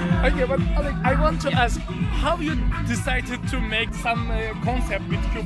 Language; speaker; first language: English; non-native, fluent; Turkish